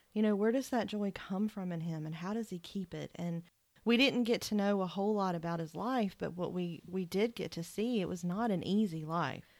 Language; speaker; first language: English; native; English